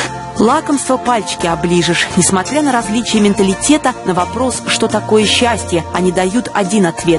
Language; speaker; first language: Russian; native; Russian